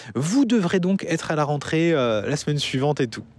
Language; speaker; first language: French; native; French